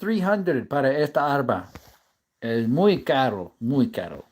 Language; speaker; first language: Spanish; non-native, learner; English